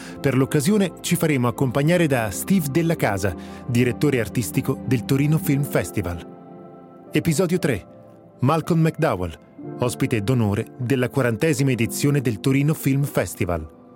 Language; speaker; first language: Italian; native; Italian